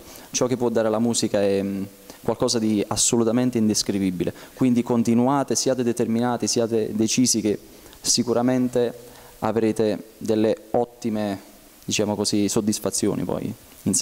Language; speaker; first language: Italian; native; Italian